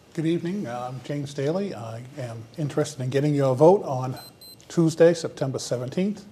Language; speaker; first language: English; native; English